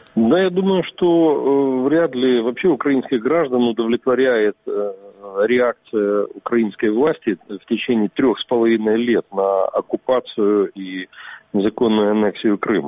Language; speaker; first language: Russian; native; Russian